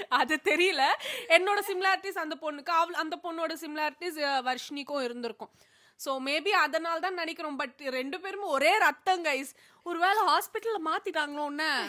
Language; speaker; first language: Tamil; non-native, local second language; Telugu